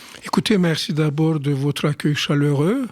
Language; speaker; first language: French; non-native, fluent; Turkish